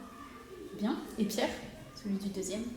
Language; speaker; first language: French; native; French